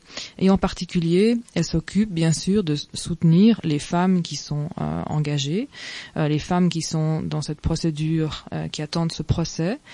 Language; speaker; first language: French; native; French